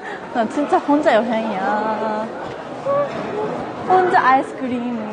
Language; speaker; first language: Korean; non-native, learner; Japanese